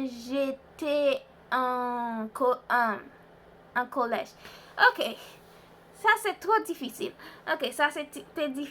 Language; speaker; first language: French; non-native, learner; Haitian Creole